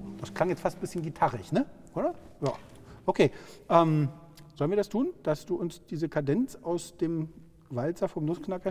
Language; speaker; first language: German; native; German